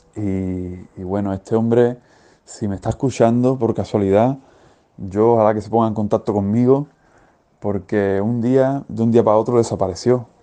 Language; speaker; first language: Spanish; native; Spanish